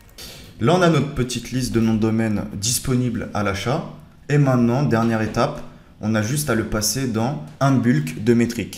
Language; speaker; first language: French; native; French